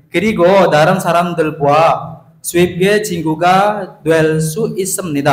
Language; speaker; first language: Korean; non-native, fluent; Indonesian